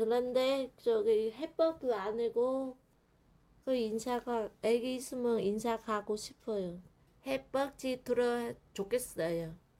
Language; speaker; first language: Korean; non-native, learner; Vietnamese